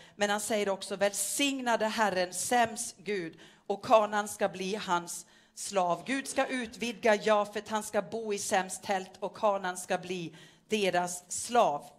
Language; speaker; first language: Swedish; non-native, fluent; Norwegian